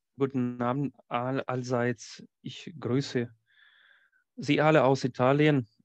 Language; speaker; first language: German; non-native, fluent; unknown